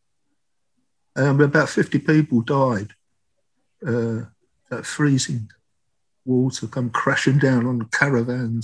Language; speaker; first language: English; native; English